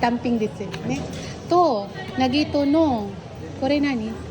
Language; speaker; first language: Japanese; non-native, learner; Filipino